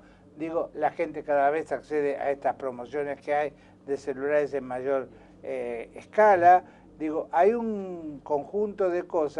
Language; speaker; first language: Spanish; native; Spanish